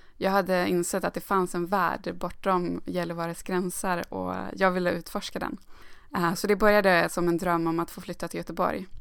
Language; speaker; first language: Swedish; native; Swedish